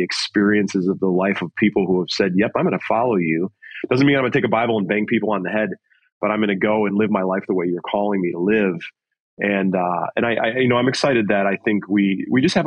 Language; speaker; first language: English; native; English